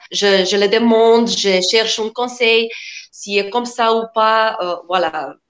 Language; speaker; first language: French; non-native, learner; Macedonian